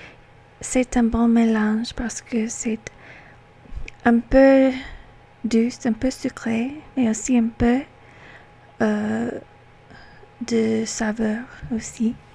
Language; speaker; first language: French; non-native, learner; English